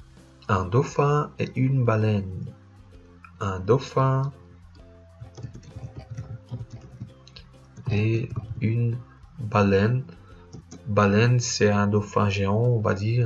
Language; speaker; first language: French; non-native, fluent; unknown